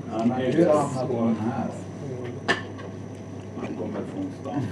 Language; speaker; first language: Swedish; non-native, learner; Arabic